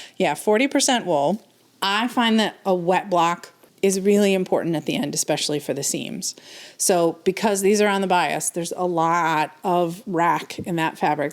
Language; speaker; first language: English; native; English